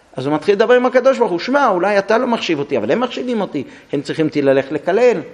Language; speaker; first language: Hebrew; non-native, fluent; English